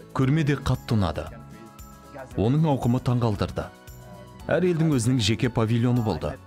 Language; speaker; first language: Kazakh; non-native, fluent; French